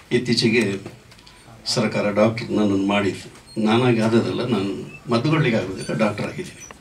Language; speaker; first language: Kannada; non-native, local second language; Tulu